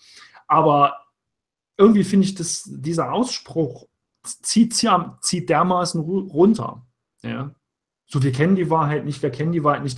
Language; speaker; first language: German; native; German